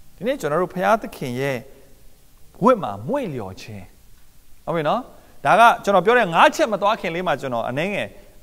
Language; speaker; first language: Burmese; non-native, local second language; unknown